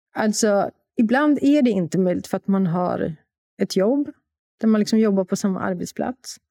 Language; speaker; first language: Swedish; non-native, fluent; Polish